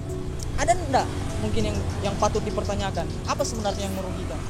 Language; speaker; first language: Indonesian; native; Indonesian